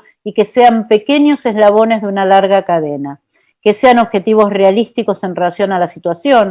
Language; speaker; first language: Spanish; native; Spanish